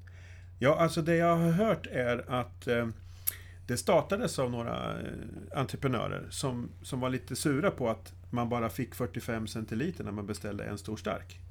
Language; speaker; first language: Swedish; native; Swedish